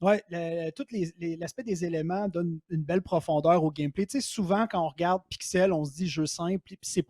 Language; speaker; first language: French; native; French